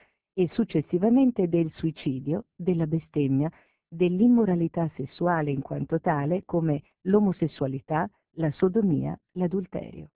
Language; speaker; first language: Italian; native; Italian